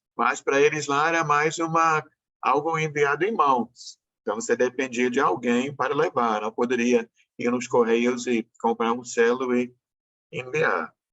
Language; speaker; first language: Portuguese; non-native, fluent; English